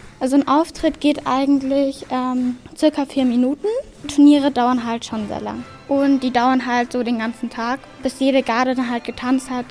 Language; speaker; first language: German; native; German